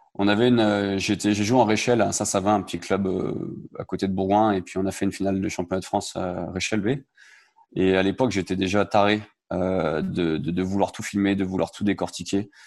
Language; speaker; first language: French; native; French